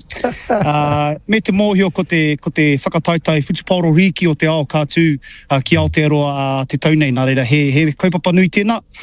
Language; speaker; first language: Māori; native; Māori